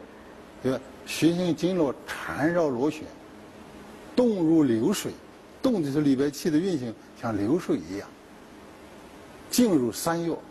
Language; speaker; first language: Chinese; native; Chinese